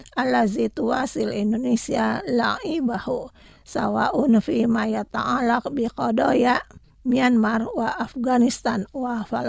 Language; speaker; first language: Arabic; non-native, fluent; Indonesian